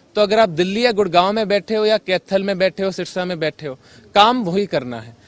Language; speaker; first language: Hindi; native; Hindi